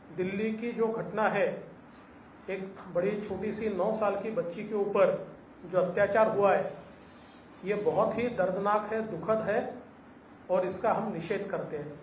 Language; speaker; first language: Hindi; non-native, local second language; Marathi